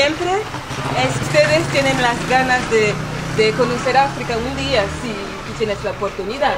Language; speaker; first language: Spanish; non-native, learner; French